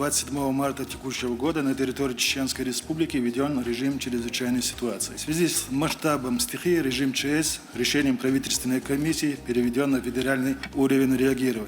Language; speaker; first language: Russian; non-native, local second language; Chechen